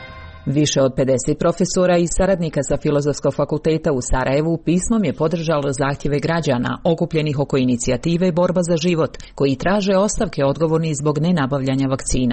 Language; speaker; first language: Serbian; native; Serbian